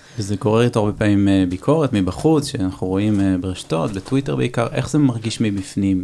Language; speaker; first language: Hebrew; native; Hebrew